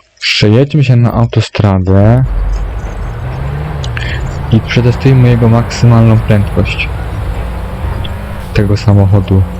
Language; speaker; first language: Polish; native; Polish